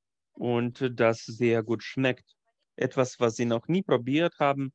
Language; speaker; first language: German; non-native, fluent; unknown